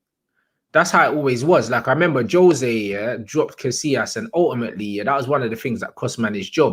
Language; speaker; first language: English; native; English